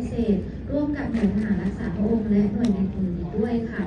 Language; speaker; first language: Thai; native; Thai